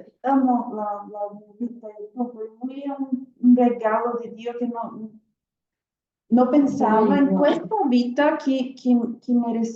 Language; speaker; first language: Italian; non-native, learner; Portuguese